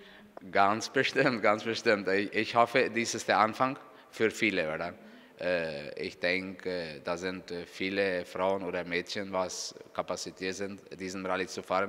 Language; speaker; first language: German; non-native, local second language; Spanish